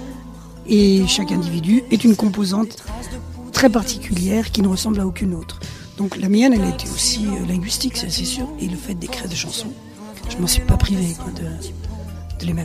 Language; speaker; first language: French; early bilingual, other home language; Spanish